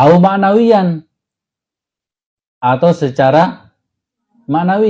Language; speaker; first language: Arabic; non-native, fluent; Indonesian